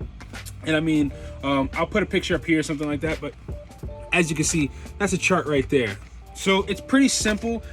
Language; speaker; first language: English; native; English